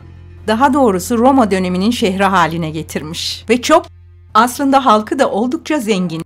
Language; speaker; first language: Turkish; native; Turkish